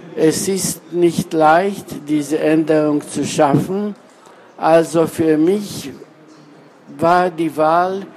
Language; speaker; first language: German; non-native, fluent; Romanian